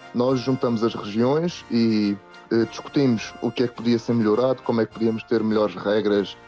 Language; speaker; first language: Portuguese; native; Portuguese